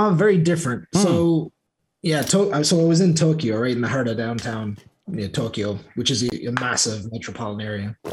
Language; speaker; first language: English; native; English